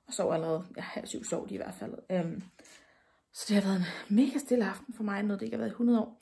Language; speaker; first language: Danish; native; Danish